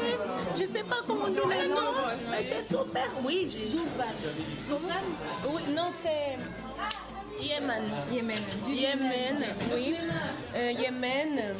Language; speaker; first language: French; non-native, learner; Arabic